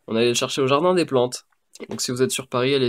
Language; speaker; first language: French; native; French